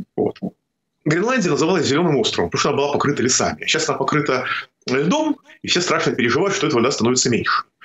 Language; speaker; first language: Russian; native; Russian